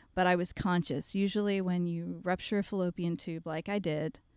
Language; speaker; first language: English; native; English